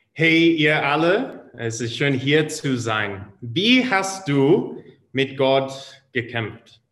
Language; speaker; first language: German; non-native, fluent; English